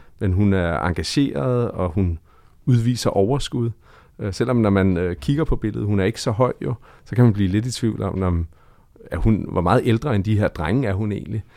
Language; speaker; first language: Danish; native; Danish